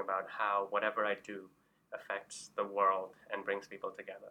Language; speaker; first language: English; non-native, local second language; Urdu